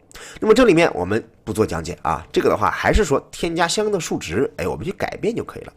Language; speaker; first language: Chinese; native; Chinese